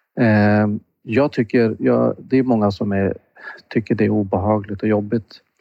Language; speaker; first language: Swedish; native; Swedish